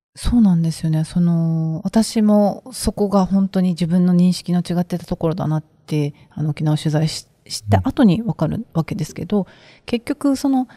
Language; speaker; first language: Japanese; native; Japanese